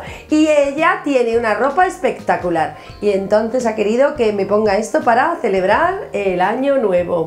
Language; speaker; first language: Spanish; native; Spanish